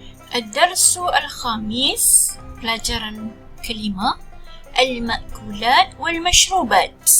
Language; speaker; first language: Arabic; non-native, fluent; Malay